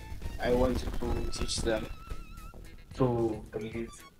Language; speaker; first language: English; non-native, learner; Amharic